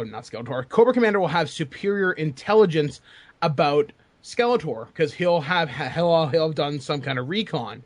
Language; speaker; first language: English; native; English